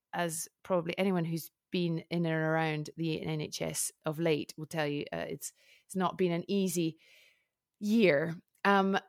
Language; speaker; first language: English; native; English